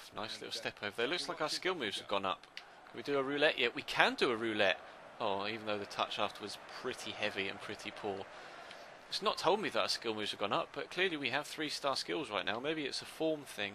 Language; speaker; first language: English; native; English